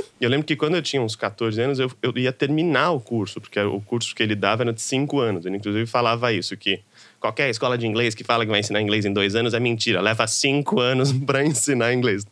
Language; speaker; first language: Portuguese; native; Portuguese